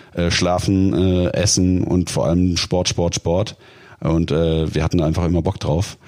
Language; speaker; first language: German; native; German